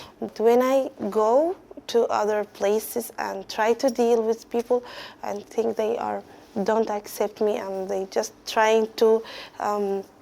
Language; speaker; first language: English; non-native, fluent; Arabic